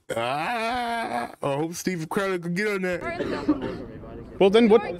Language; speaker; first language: English; native; English